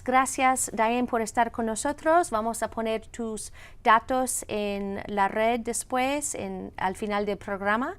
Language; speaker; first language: Spanish; non-native, fluent; English